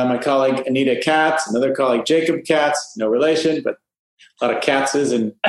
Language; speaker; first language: English; native; English